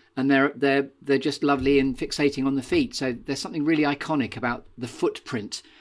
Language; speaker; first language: English; native; English